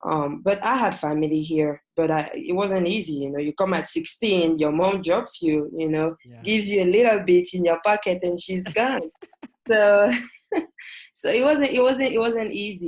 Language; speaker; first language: English; non-native, fluent; French